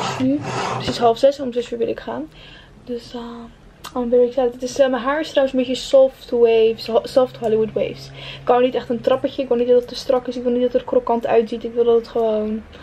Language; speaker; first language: Dutch; early bilingual, other home language; Arabic